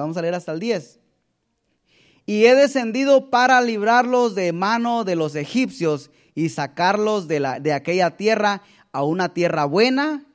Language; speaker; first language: Spanish; native; Spanish